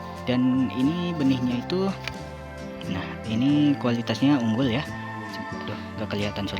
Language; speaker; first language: Indonesian; native; Indonesian